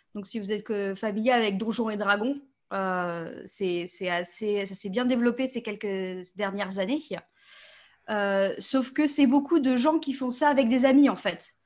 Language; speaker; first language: French; native; French